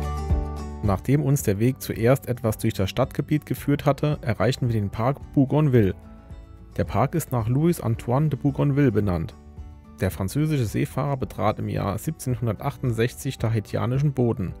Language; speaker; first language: German; native; German